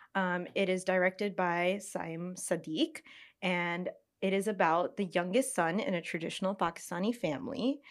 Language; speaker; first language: English; early bilingual, other home language; Hindi